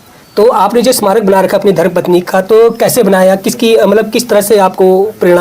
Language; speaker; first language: Hindi; native; Hindi